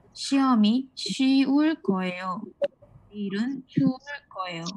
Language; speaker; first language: Korean; non-native, fluent; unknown